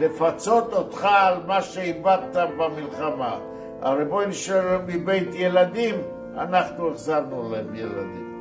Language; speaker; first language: Hebrew; non-native, fluent; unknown